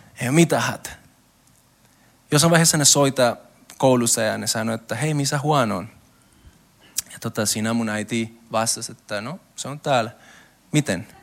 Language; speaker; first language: Finnish; non-native, learner; Spanish